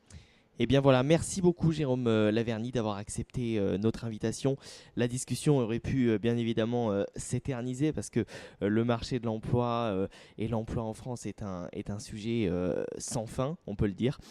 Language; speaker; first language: French; native; French